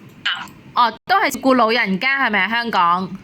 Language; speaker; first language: Cantonese; native; Cantonese